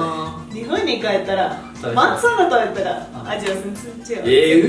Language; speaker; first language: Japanese; non-native, learner; Spanish